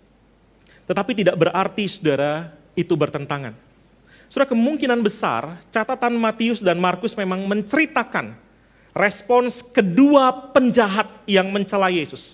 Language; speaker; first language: Indonesian; native; Indonesian